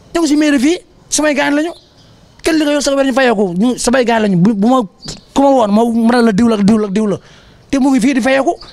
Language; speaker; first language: Wolof; native; Wolof